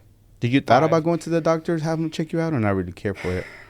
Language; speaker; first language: English; early bilingual, other home language; Spanish